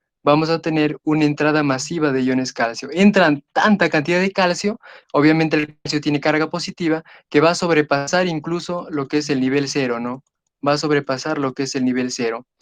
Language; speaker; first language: Spanish; native; Spanish